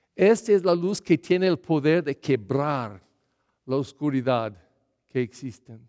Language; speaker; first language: Spanish; non-native, learner; English